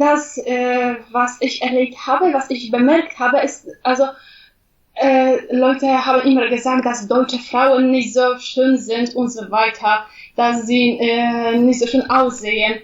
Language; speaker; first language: German; non-native, fluent; Polish